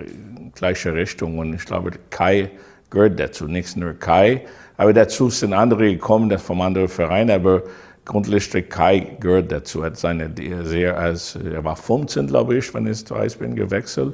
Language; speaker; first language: German; non-native, fluent; English